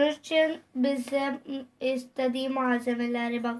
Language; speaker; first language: Turkish; non-native, learner; Urdu